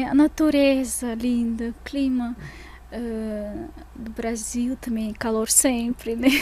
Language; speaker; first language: Portuguese; non-native, fluent; Russian